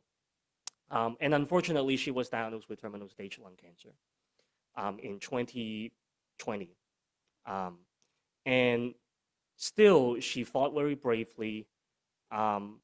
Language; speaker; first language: English; non-native, local second language; Cantonese